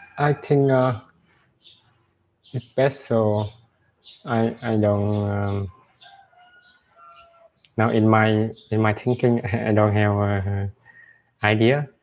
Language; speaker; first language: English; non-native, learner; Vietnamese